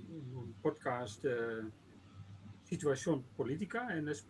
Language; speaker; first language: Spanish; non-native, learner; Dutch